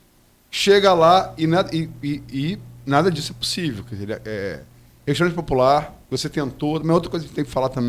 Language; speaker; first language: Portuguese; native; Portuguese